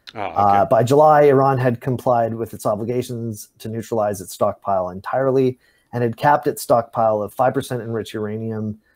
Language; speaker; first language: English; native; English